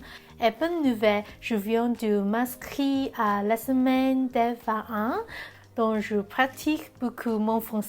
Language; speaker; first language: French; non-native, learner; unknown